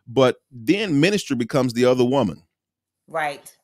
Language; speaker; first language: English; native; English